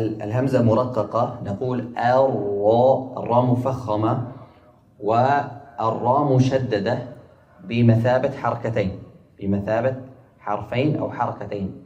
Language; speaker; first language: Arabic; native; Arabic